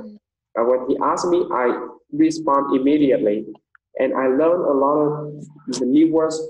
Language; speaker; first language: English; non-native, fluent; Vietnamese